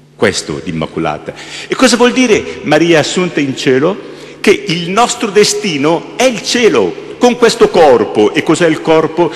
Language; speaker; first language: Italian; native; Italian